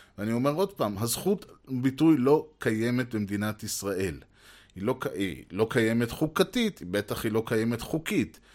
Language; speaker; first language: Hebrew; native; Hebrew